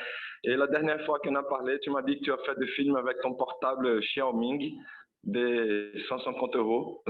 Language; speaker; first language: French; non-native, fluent; Portuguese